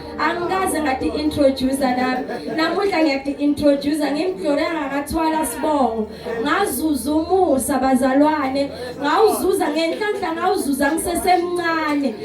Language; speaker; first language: Zulu; non-native, local second language; Swati